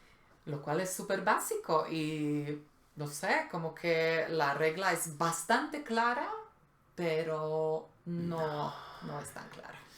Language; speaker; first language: Spanish; non-native, fluent; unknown